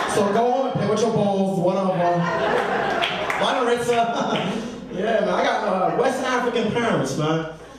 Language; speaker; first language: English; native; English